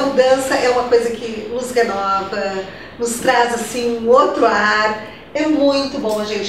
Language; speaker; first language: Portuguese; native; Portuguese